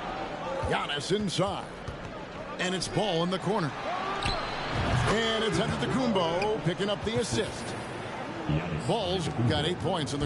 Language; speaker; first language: English; native; English